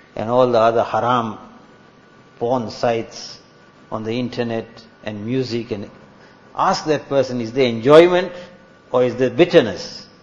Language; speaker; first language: English; native; English